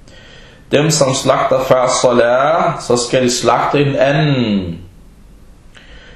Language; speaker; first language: Danish; early bilingual, other home language; Arabic